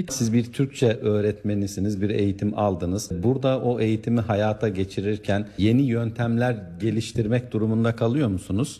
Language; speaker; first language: Turkish; native; Turkish